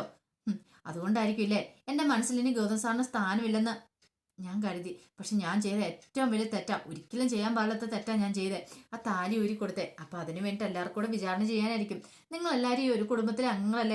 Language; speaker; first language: Malayalam; native; Malayalam